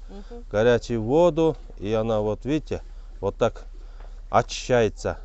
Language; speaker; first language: Russian; non-native, local second language; Kyrgyz